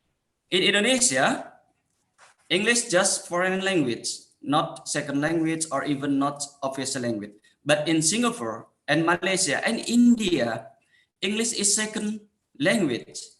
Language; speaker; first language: English; non-native, fluent; Indonesian